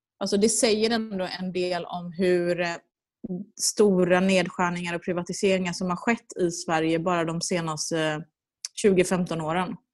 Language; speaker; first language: Swedish; early bilingual, other home language; Persian